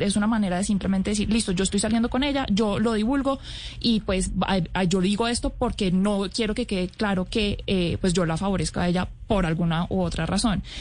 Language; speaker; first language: Spanish; native; Spanish